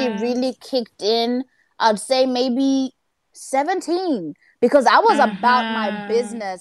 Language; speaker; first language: English; early bilingual, other home language; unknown